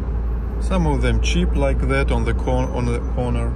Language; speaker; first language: English; non-native, learner; Russian